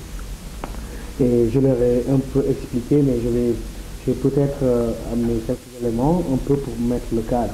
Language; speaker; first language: French; non-native, local second language; Wolof